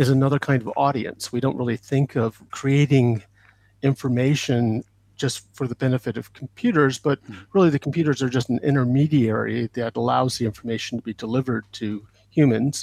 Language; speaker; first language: English; native; English